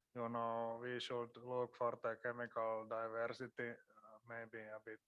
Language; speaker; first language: English; non-native, fluent; Finnish